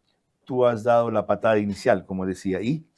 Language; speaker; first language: Spanish; native; Spanish